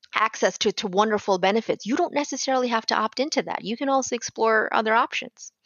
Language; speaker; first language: English; non-native, local second language; Bangla